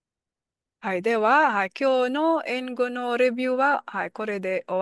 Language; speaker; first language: Japanese; non-native, learner; Filipino